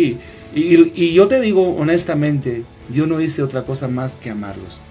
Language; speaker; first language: Spanish; native; Spanish